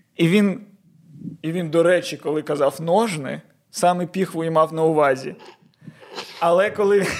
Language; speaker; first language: Ukrainian; non-native, local second language; Russian